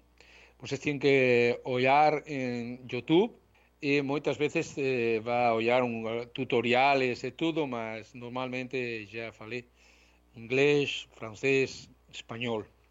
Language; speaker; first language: Portuguese; non-native, learner; Spanish